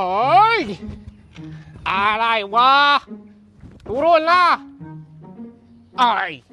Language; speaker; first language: Malay; native; Malay